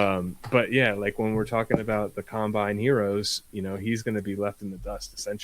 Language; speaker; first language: English; native; English